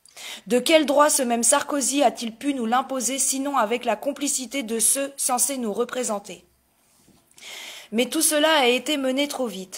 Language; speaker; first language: French; native; French